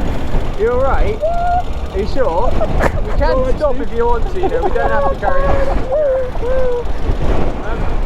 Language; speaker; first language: English; native; English